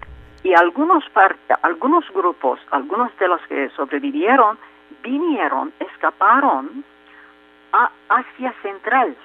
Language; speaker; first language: Spanish; non-native, fluent; Turkish